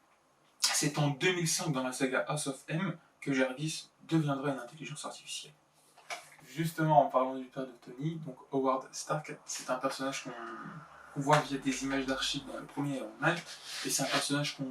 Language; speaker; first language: French; native; French